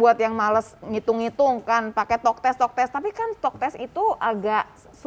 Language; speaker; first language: Indonesian; native; Indonesian